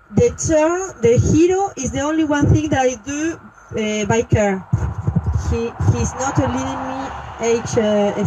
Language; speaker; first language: English; non-native, learner; French